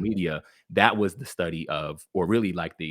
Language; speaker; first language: English; native; English